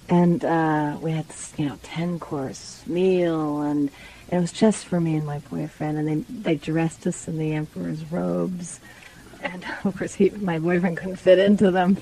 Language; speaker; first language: English; native; English